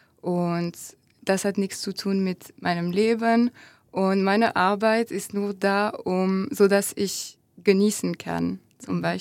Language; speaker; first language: German; non-native, fluent; French